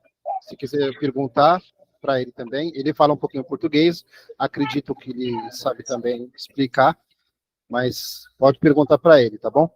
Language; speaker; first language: Portuguese; non-native, fluent; Arabic